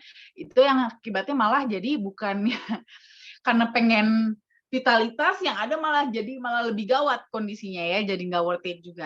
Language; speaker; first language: Indonesian; native; Indonesian